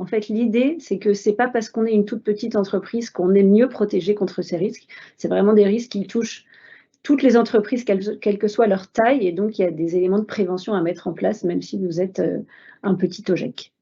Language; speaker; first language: French; native; French